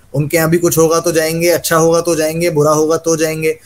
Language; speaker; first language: Hindi; native; Hindi